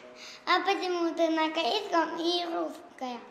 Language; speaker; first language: Russian; early bilingual, heritage; Russian